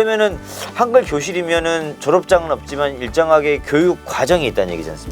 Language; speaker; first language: Korean; native; Korean